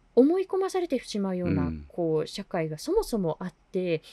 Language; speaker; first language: Japanese; native; Japanese